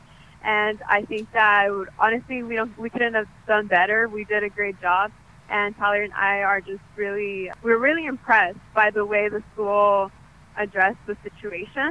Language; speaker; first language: English; native; English